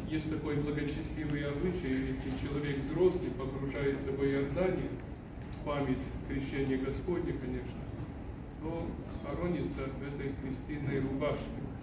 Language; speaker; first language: Russian; early bilingual, heritage; Russian